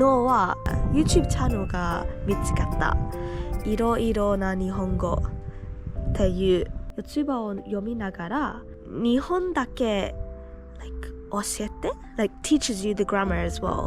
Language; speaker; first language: Japanese; non-native, learner; English